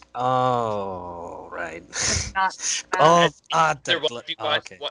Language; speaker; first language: English; non-native, fluent; Spanish